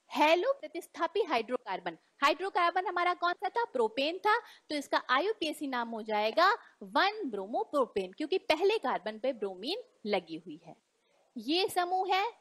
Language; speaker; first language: Hindi; native; Hindi